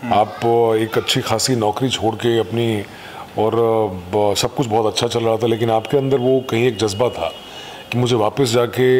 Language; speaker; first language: Hindi; native; Hindi